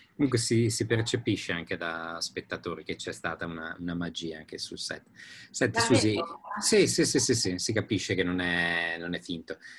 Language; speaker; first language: Italian; native; Italian